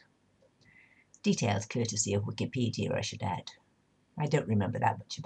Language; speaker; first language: English; native; English